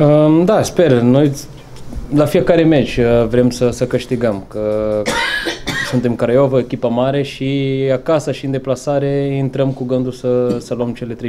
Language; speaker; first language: Romanian; non-native, fluent; Portuguese